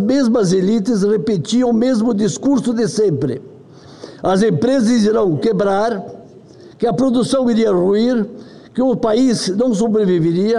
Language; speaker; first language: Portuguese; native; Portuguese